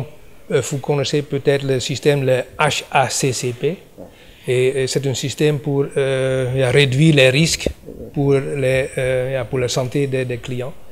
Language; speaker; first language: French; non-native, learner; Dutch